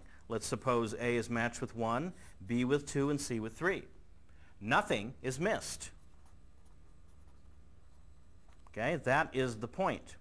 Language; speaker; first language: English; native; English